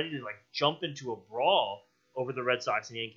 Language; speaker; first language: English; native; English